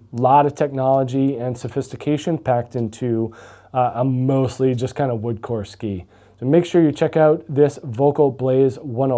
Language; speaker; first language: English; native; English